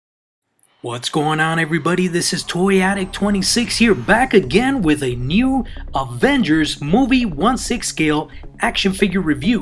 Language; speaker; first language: English; native; English